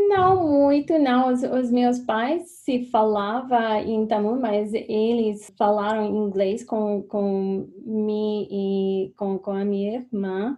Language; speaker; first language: Portuguese; non-native, fluent; English